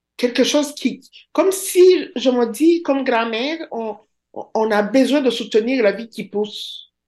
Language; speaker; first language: French; non-native, local second language; Kinyarwanda